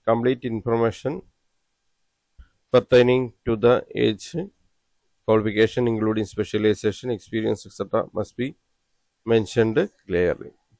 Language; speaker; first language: English; non-native, local second language; Malayalam